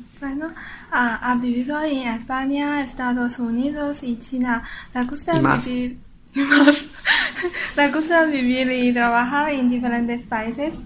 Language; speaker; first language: Spanish; non-native, learner; Chinese